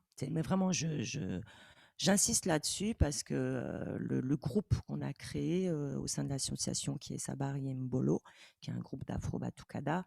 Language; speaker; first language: French; native; French